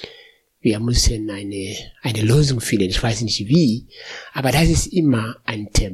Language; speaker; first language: German; non-native, fluent; Swahili